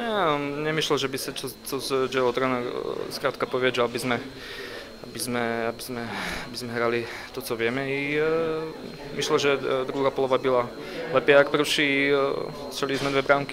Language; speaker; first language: Polish; non-native, learner; Slovak